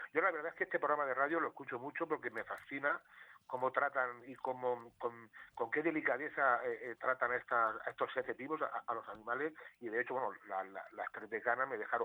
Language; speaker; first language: Spanish; native; Spanish